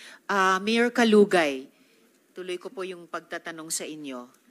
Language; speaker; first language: Filipino; native; Filipino